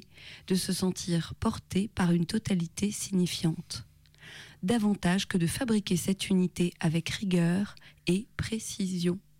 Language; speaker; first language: French; native; French